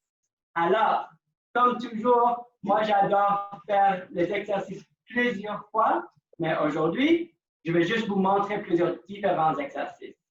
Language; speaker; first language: French; non-native, local second language; English